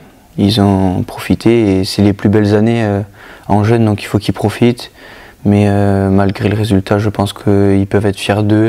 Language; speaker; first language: French; native; French